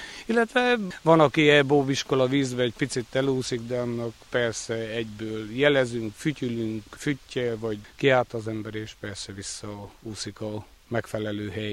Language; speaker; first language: Hungarian; native; Hungarian